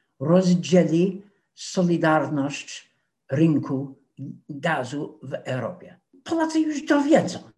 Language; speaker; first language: Polish; non-native, fluent; English